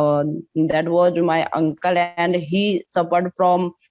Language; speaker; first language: English; non-native, learner; Hindi